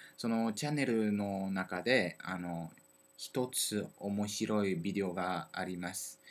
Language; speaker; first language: Japanese; non-native, learner; French